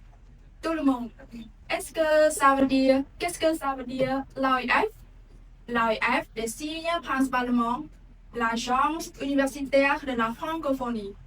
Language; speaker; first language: French; non-native, learner; Khmer